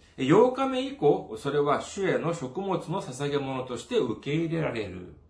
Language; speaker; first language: Japanese; non-native, fluent; Korean